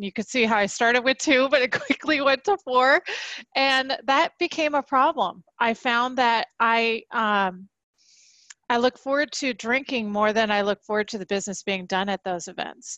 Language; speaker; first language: English; native; English